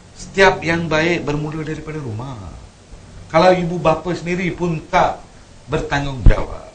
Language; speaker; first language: Malay; non-native, local second language; Tamil